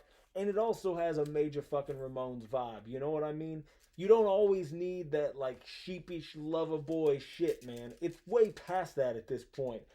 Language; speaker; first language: English; native; English